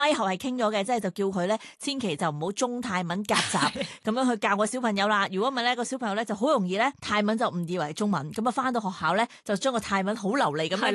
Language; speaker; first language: Cantonese; native; Cantonese